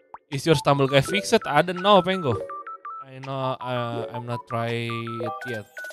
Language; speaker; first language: English; non-native, learner; Indonesian